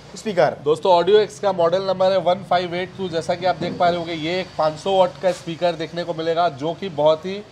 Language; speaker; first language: Hindi; native; Hindi